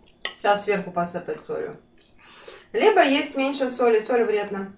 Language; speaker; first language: Russian; native; Russian